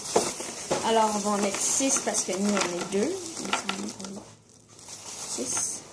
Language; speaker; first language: French; native; French